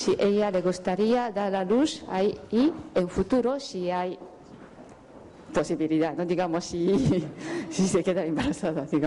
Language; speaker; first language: Spanish; non-native, fluent; Japanese